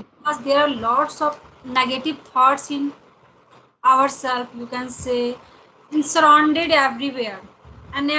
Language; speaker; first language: English; non-native, learner; Hindi